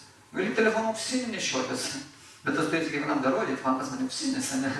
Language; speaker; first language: Lithuanian; native; Lithuanian